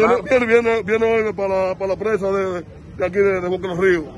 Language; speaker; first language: Spanish; native; Spanish